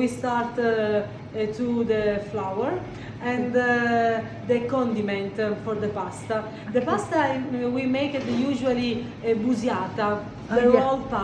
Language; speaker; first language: English; non-native, learner; Italian